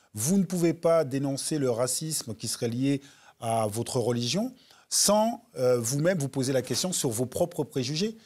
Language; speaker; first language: French; native; French